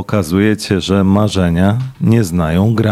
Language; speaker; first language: Polish; native; Polish